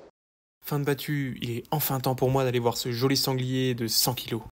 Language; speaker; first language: French; native; French